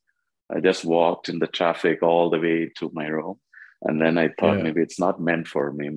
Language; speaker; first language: English; non-native, local second language; Tamil